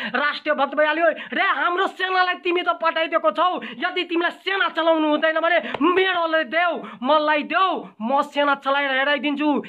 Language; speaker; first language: Nepali; non-native, local second language; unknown